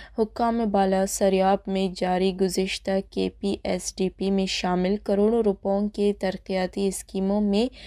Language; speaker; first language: Urdu; non-native, local second language; Baluchi